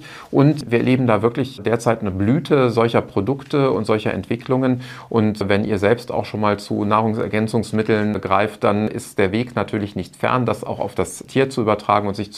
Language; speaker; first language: German; native; German